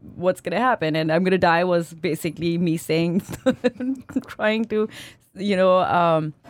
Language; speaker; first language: English; non-native, local second language; Urdu